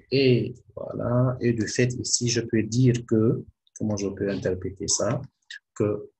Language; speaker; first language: French; non-native, local second language; Arabic